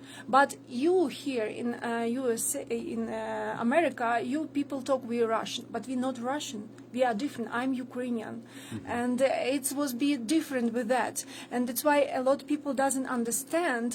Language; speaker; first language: English; non-native, learner; Ukrainian